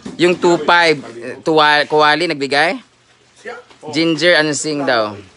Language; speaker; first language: Filipino; non-native, local second language; Cebuano